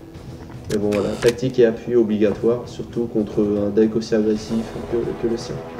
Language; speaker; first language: French; native; French